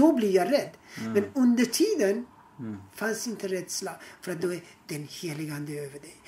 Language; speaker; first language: Swedish; non-native, fluent; Persian